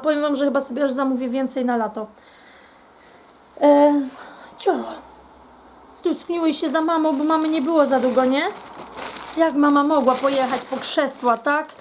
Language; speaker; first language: Polish; native; Polish